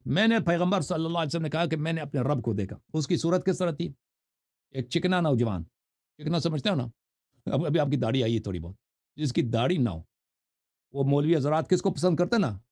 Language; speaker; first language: Urdu; non-native, fluent; Persian